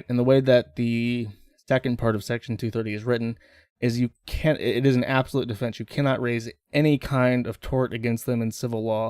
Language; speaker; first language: English; native; English